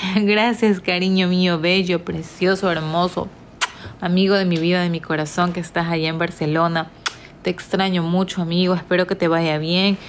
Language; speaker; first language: Spanish; native; Spanish